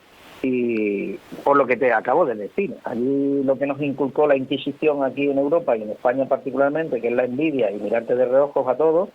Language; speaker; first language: Spanish; native; Spanish